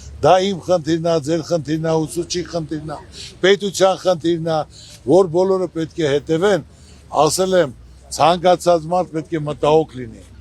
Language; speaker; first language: Armenian; native; Armenian